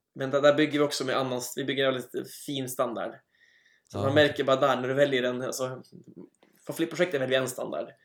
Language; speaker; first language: Swedish; native; Swedish